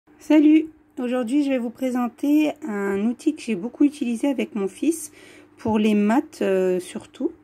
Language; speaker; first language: French; native; French